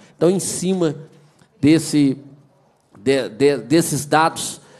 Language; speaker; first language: Portuguese; native; Portuguese